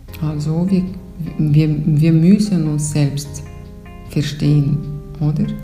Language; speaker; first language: German; non-native, fluent; Portuguese